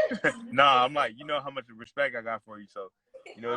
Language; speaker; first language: English; native; English